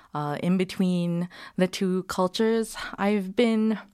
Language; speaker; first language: English; native; English